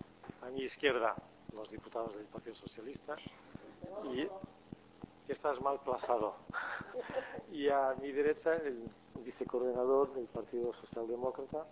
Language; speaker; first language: Spanish; non-native, fluent; Portuguese